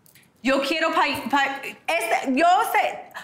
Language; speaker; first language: Spanish; non-native, learner; English